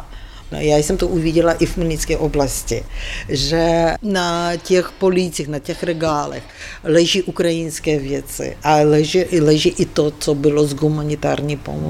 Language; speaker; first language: Czech; non-native, fluent; Ukrainian